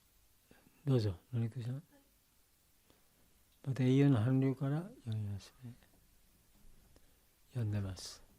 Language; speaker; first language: Japanese; non-native, learner; Bangla